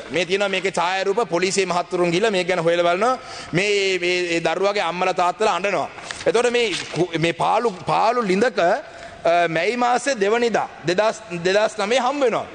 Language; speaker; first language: Sinhala; non-native, local second language; Tamil